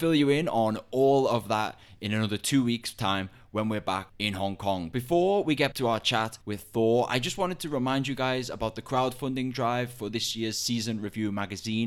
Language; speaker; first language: English; native; English